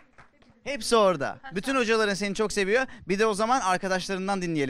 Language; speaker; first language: Turkish; native; Turkish